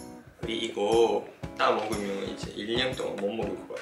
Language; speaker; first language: Korean; non-native, fluent; Japanese